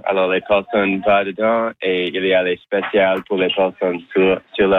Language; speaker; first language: French; non-native, learner; English